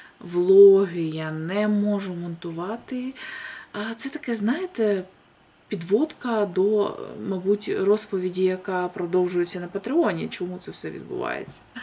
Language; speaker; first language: Ukrainian; non-native, local second language; Russian